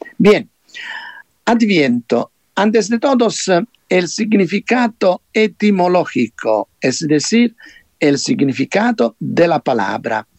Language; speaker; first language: Spanish; non-native, fluent; Italian